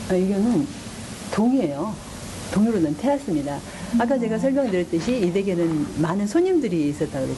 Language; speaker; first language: Korean; native; Korean